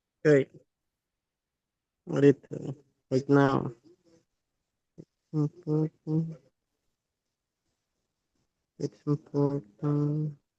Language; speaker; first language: English; non-native, learner; Spanish